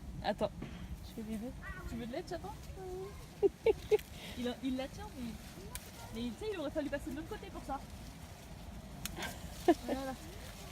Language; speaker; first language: French; native; French